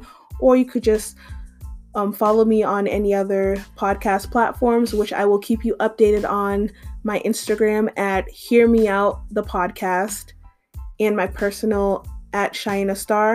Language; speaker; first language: English; native; English